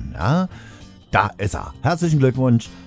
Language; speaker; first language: German; native; German